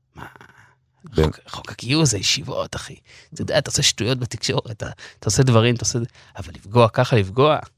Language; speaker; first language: Hebrew; non-native, local second language; Yiddish